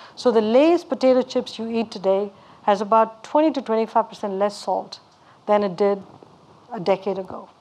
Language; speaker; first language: English; non-native, local second language; Tamil